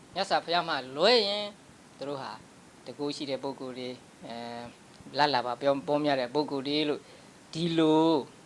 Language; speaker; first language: Burmese; native; Burmese